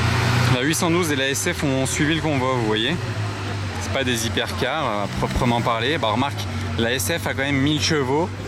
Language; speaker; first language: French; native; French